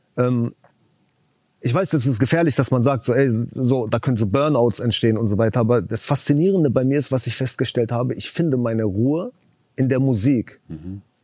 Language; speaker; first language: German; early bilingual, other home language; Chechen